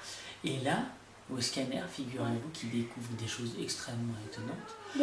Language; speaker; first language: French; native; French